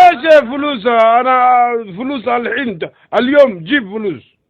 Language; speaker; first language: Arabic; non-native, learner; Somali